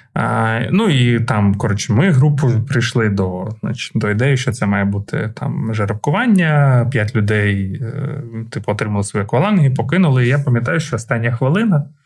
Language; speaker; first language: Ukrainian; non-native, local second language; Russian